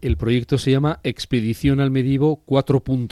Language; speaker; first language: Spanish; native; Spanish